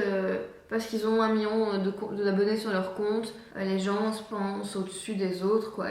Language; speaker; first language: French; native; French